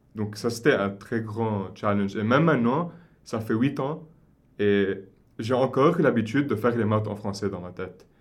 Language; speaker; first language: French; non-native, local second language; Arabic